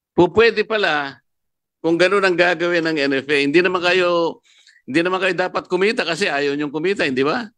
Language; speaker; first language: Filipino; non-native, local second language; Pampanga